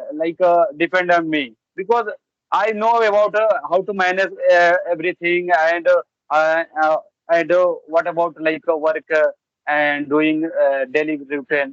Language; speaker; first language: English; non-native, learner; Bhojpuri